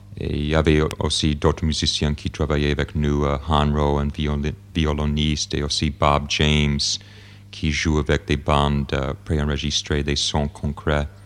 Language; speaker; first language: French; non-native, fluent; English